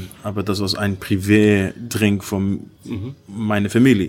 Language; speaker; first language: German; non-native, learner; Dutch